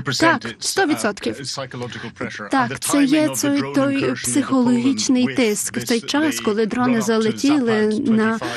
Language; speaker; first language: Ukrainian; non-native, fluent; English